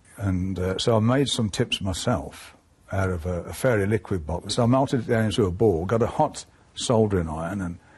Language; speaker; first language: English; native; English